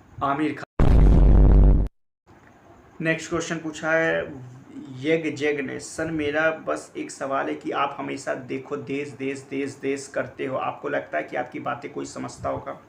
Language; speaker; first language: Hindi; native; Hindi